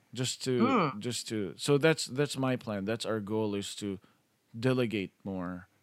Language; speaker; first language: English; non-native, local second language; Filipino